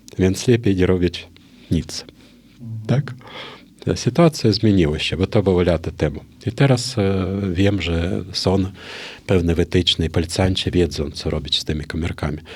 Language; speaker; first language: Polish; non-native, fluent; Russian